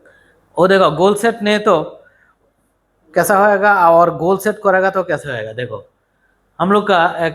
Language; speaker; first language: Hindi; non-native, learner; Bangla